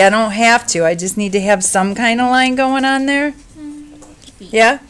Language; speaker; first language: English; native; English